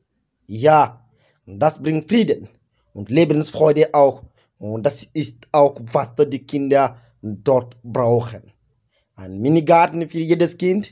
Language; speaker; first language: German; non-native, learner; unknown